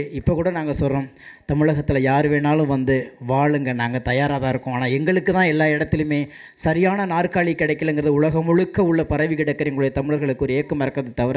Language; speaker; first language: Tamil; native; Tamil